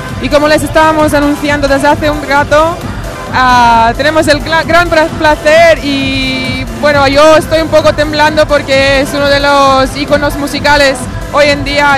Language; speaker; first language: Spanish; native; Spanish